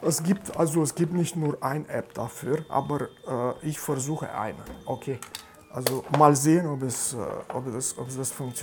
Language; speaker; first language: German; non-native, fluent; Romanian